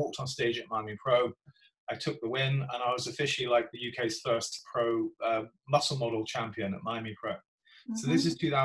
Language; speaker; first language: English; native; English